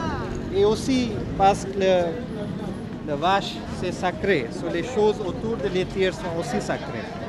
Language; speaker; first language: French; non-native, fluent; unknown